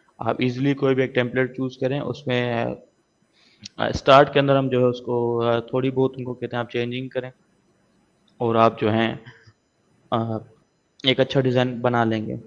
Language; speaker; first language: Urdu; non-native, local second language; Sindhi